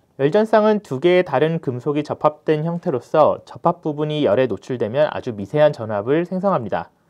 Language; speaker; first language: Korean; native; Korean